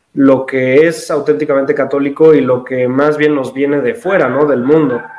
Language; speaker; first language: Spanish; native; Spanish